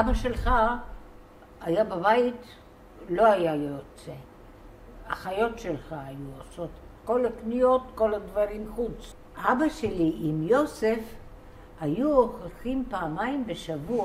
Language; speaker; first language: Hebrew; non-native, fluent; Bulgarian